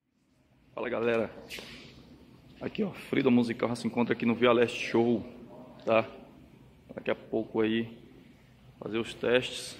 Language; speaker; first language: Portuguese; native; Portuguese